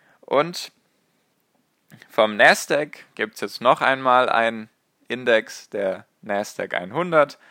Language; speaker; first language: German; native; German